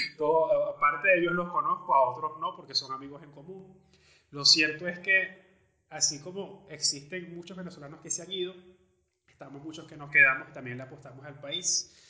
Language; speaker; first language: Spanish; native; Spanish